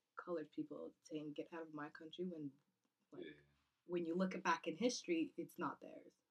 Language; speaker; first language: English; non-native, fluent; Kazakh